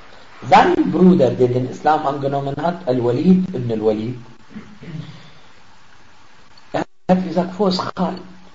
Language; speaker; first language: German; non-native, fluent; Arabic